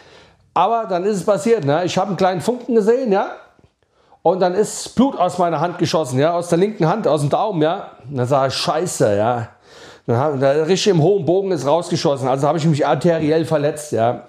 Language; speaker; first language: German; native; German